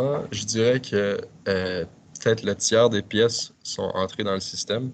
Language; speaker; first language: French; native; French